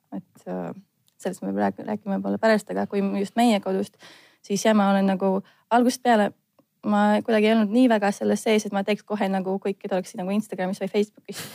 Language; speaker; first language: Estonian; non-native, fluent; Latvian